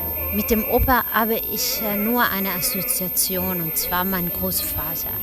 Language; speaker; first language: German; non-native, learner; Italian